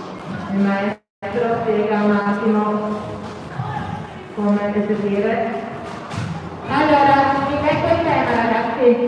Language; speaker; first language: Italian; native; Italian